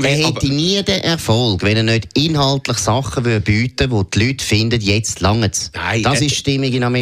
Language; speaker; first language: German; native; German